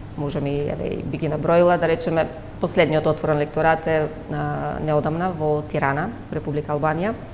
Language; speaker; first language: Macedonian; native; Macedonian